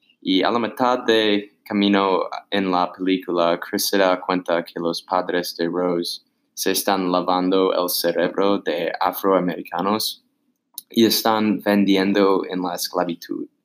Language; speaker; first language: Spanish; non-native, learner; English